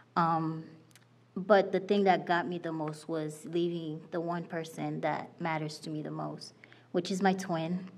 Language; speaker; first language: English; non-native, fluent; Haitian Creole